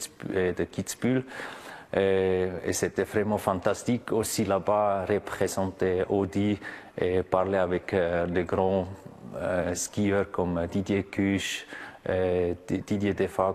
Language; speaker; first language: French; non-native, local second language; German